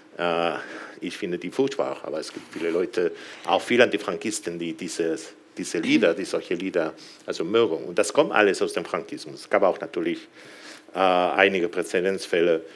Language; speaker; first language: German; non-native, fluent; Spanish